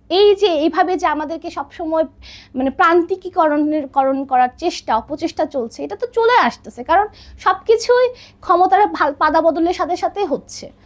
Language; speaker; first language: Bangla; non-native, local second language; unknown